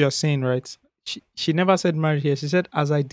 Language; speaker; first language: English; non-native, local second language; Yoruba